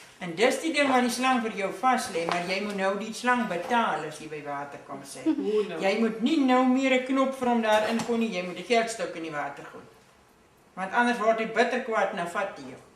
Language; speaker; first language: Afrikaans; native; Afrikaans